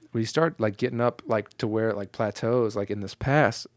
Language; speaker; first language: English; native; English